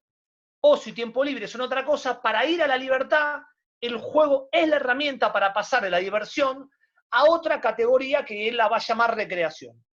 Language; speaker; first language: Spanish; native; Spanish